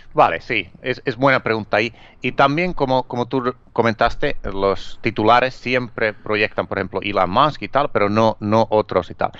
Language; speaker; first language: Spanish; non-native, fluent; Finnish